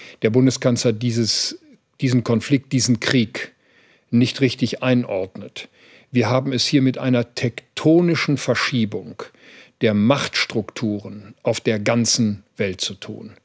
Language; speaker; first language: German; native; German